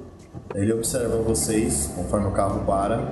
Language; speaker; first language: Portuguese; native; Portuguese